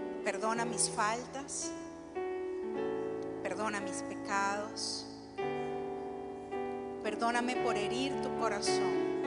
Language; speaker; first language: Spanish; native; Spanish